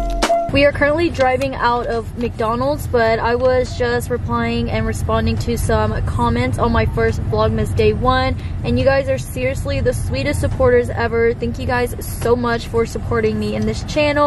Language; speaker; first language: English; native; English